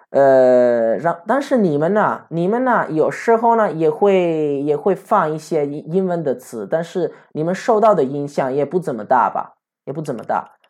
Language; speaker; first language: Chinese; non-native, fluent; Italian